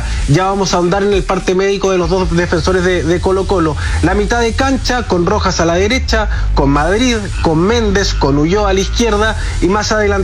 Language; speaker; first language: Spanish; native; Spanish